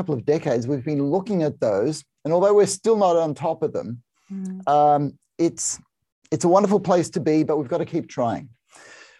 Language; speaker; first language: English; native; English